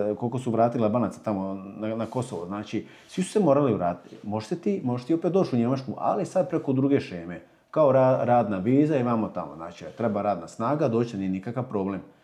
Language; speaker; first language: Croatian; early bilingual, heritage; Croatian